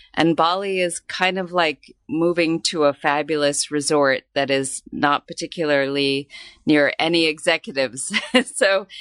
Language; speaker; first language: English; native; English